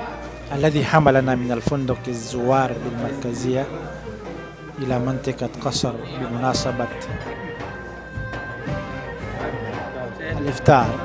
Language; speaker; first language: Arabic; non-native, fluent; Indonesian